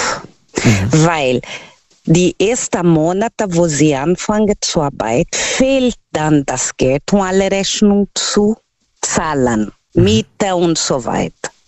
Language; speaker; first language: German; non-native, learner; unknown